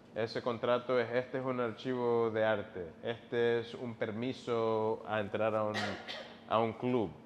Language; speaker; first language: Spanish; early bilingual, heritage; Spanish